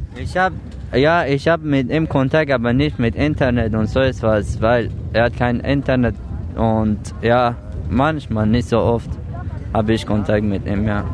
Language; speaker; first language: German; non-native, learner; Persian